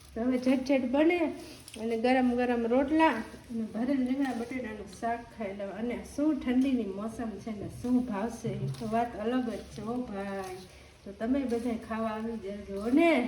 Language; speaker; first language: Gujarati; native; Gujarati